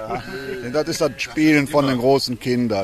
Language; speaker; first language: German; native; German